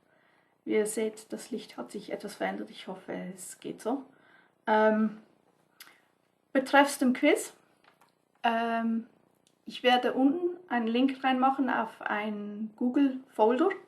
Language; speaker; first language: German; non-native, fluent; English